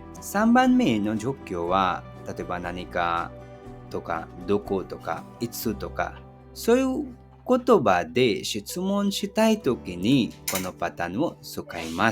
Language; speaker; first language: Japanese; non-native, fluent; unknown